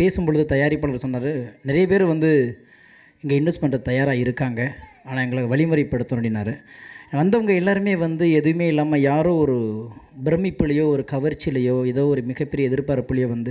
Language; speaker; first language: Tamil; native; Tamil